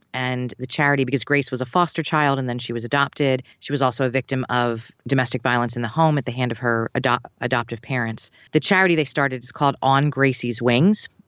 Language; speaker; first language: English; native; English